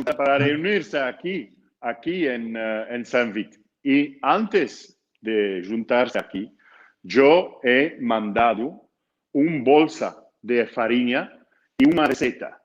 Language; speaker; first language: Spanish; non-native, fluent; Dutch